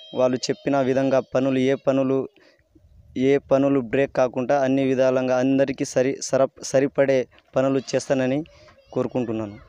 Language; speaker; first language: Telugu; non-native, local second language; Lambadi